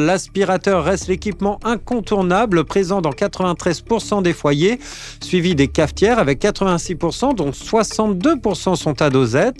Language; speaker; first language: French; native; French